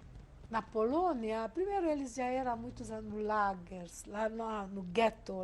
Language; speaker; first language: Portuguese; non-native, fluent; Hungarian